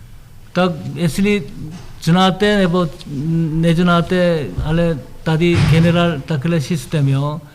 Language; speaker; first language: Czech; non-native, learner; Korean